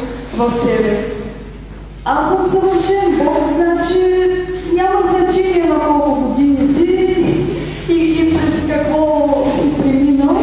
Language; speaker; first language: Bulgarian; native; Bulgarian